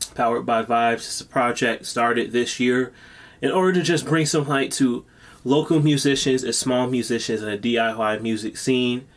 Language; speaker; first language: English; native; English